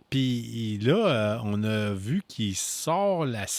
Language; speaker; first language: French; native; French